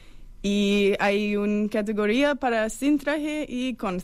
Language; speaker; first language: Spanish; non-native, fluent; English